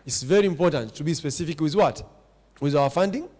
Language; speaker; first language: English; non-native, local second language; Swahili